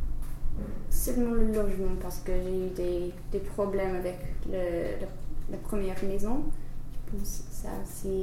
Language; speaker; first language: French; non-native, learner; English